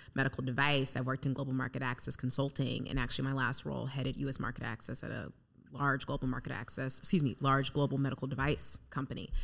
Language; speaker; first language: English; native; English